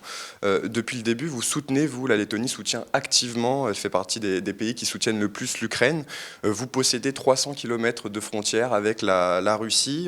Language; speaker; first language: French; native; French